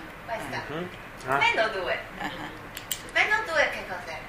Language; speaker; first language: Italian; non-native, learner; Chinese